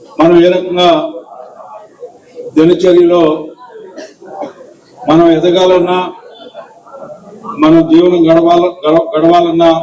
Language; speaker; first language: Telugu; native; Telugu